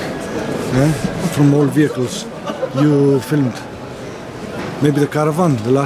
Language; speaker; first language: English; non-native, learner; Greek